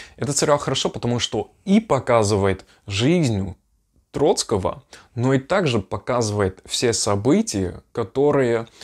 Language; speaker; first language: Russian; non-native, fluent; Dutch